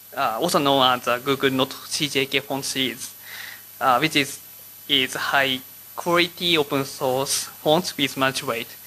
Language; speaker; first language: English; non-native, learner; Japanese